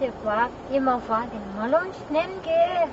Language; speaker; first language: German; non-native, learner; Thai